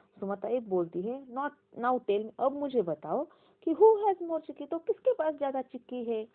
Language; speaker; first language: Hindi; non-native, local second language; Marathi